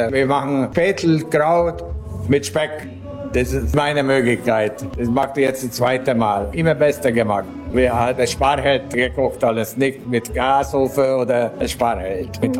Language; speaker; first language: German; non-native, local second language; Hungarian